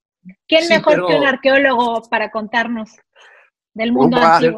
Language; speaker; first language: Spanish; native; Spanish